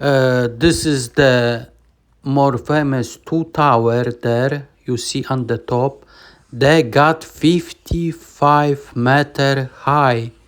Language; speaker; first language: English; non-native, learner; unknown